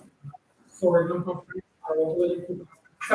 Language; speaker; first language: English; non-native, learner; Russian